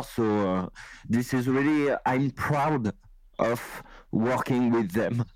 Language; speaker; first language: English; non-native, learner; French